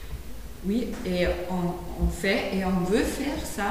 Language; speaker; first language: French; non-native, fluent; German